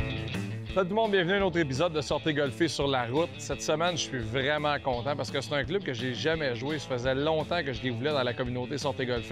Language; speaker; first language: French; native; French